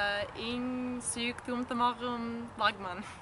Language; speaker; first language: Kyrgyz; non-native, learner; English